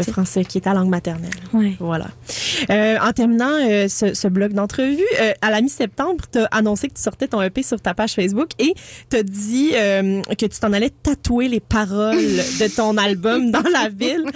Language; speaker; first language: French; native; French